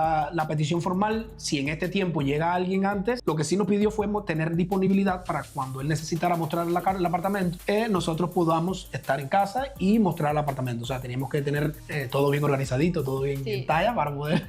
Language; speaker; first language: Spanish; native; Spanish